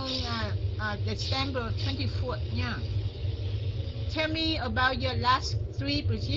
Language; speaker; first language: English; non-native, fluent; Vietnamese